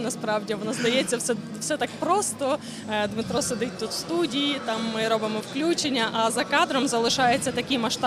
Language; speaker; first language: Ukrainian; native; Ukrainian